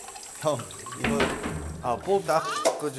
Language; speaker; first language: Korean; early bilingual, heritage; Korean